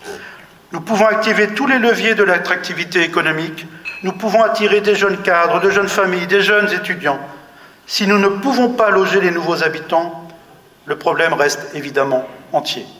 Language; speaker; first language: French; native; French